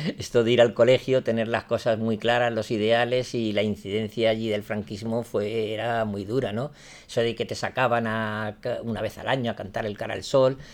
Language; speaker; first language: Spanish; native; Spanish